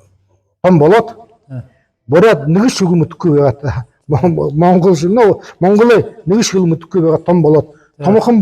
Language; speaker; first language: Mongolian; non-native, learner; Buriat